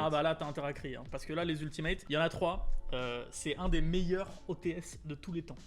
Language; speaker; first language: French; native; French